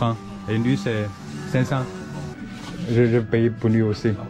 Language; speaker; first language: French; non-native, learner; Chinese